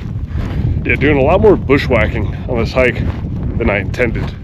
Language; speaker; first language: English; native; English